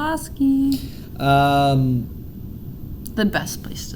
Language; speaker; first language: English; native; English